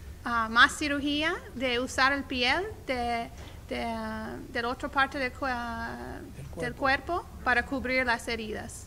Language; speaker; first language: Spanish; non-native, learner; English